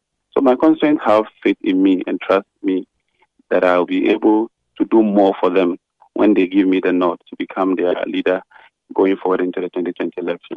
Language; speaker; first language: English; non-native, local second language; Ga